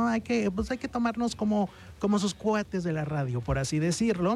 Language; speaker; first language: Spanish; native; Spanish